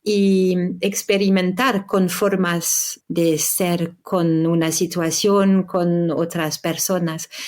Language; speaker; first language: Spanish; non-native, fluent; French